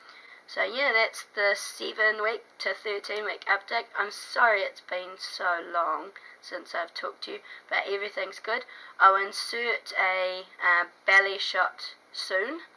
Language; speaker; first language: English; native; English